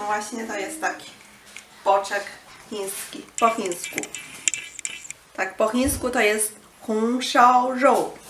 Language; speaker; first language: Polish; non-native, learner; Chinese